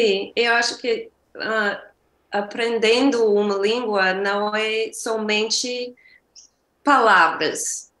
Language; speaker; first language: Portuguese; non-native, learner; English